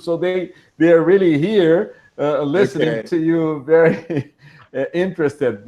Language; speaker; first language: English; non-native, fluent; Portuguese